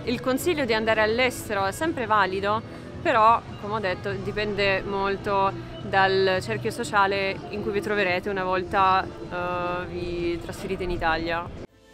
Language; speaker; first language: Italian; non-native, fluent; Russian